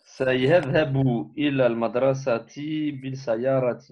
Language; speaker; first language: Arabic; non-native, learner; French